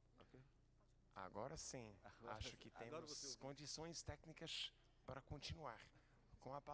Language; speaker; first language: Portuguese; non-native, fluent; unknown